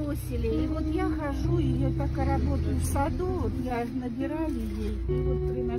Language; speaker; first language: Russian; native; Russian